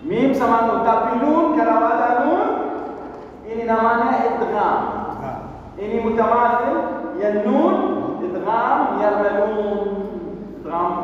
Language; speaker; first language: Indonesian; non-native, learner; Arabic